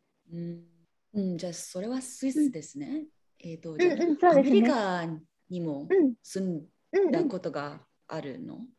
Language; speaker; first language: Japanese; non-native, learner; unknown